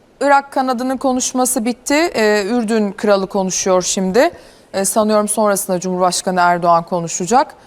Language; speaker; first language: Turkish; native; Turkish